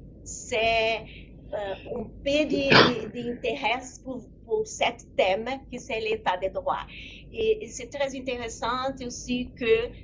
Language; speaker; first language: French; non-native, learner; Portuguese